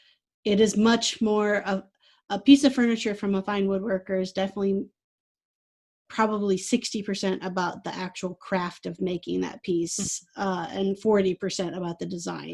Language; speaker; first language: English; native; English